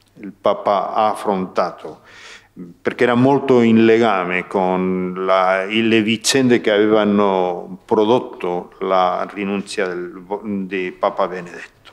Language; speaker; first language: Italian; non-native, fluent; Spanish